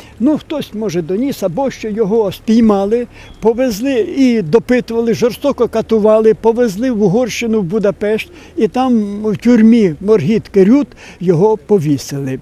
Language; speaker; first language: Ukrainian; native; Ukrainian